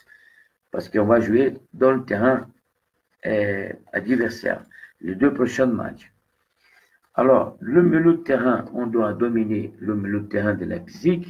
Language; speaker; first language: French; non-native, fluent; Portuguese